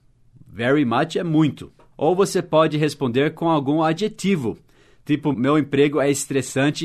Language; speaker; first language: Portuguese; non-native, fluent; English